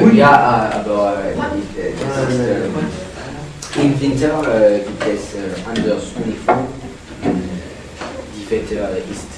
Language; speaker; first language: German; non-native, learner; French